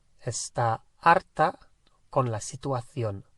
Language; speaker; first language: Spanish; non-native, fluent; English